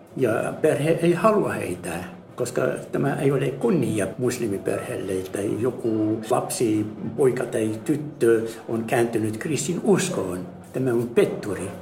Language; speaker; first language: Finnish; non-native, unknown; Arabic